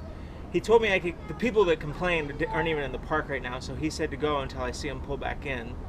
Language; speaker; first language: English; native; English